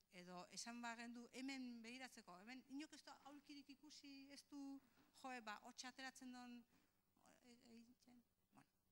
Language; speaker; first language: Basque; native; Basque